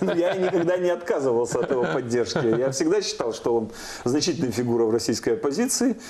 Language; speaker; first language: Russian; native; Russian